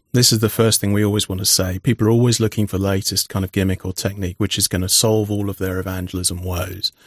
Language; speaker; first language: English; native; English